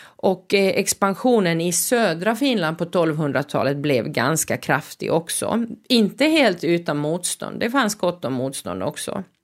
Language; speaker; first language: Swedish; non-native, local second language; Finnish